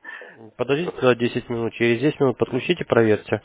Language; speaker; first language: Russian; native; Russian